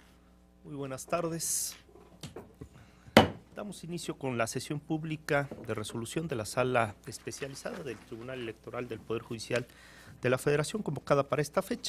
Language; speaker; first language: Spanish; native; Spanish